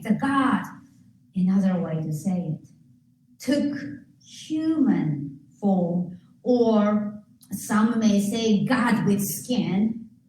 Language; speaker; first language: English; non-native, fluent; Japanese